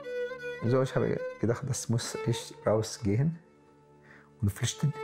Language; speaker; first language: German; non-native, learner; Arabic